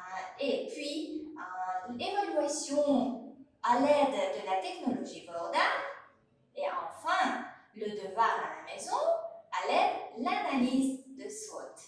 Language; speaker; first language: French; non-native, fluent; Uzbek